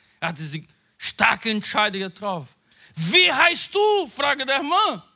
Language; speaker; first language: German; non-native, learner; Portuguese